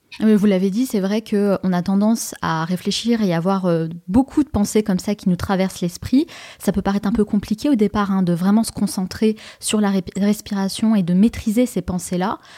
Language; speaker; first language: French; native; French